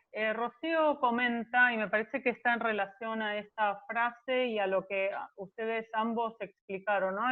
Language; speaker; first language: Spanish; native; Spanish